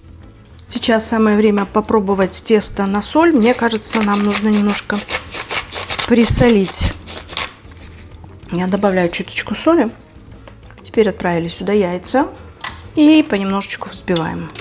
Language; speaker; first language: Russian; native; Russian